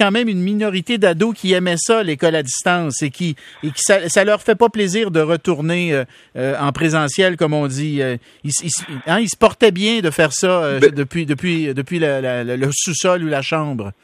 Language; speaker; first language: French; native; French